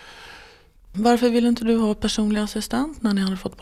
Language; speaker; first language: Swedish; native; Swedish